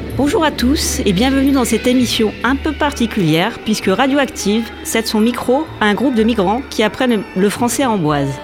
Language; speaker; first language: French; native; French